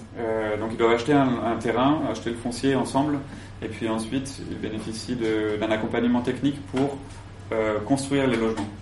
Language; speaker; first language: French; native; French